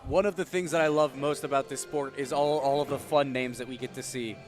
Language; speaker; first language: English; native; English